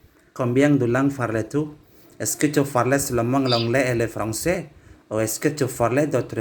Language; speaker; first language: French; non-native, learner; Indonesian